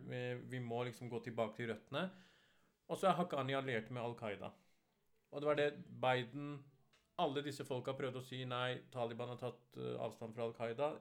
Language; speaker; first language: Norwegian; early bilingual, other home language; Urdu